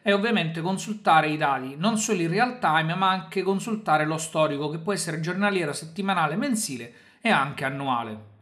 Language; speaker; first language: Italian; native; Italian